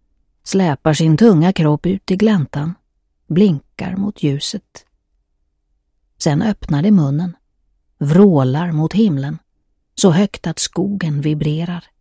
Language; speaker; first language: Swedish; native; Swedish